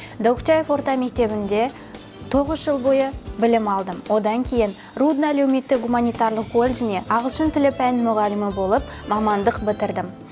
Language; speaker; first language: Kazakh; non-native, local second language; Russian